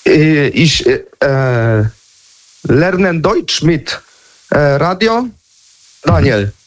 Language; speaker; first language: German; non-native, learner; Polish